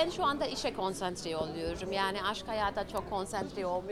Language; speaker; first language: Turkish; early bilingual, heritage; German